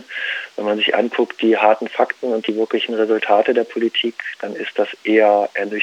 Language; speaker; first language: German; native; German